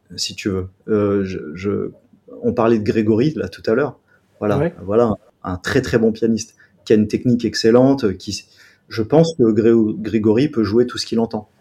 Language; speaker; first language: French; native; French